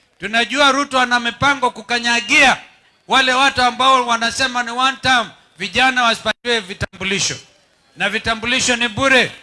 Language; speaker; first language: Swahili; non-native, local second language; Kamba